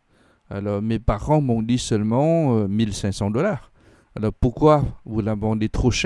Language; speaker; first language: French; non-native, fluent; Khmer